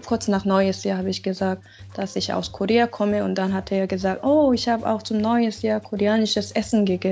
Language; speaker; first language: German; non-native, learner; Korean